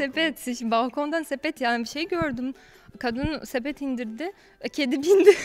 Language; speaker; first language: Turkish; non-native, fluent; Portuguese